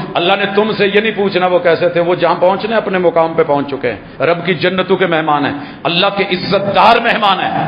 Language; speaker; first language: Urdu; non-native, local second language; Punjabi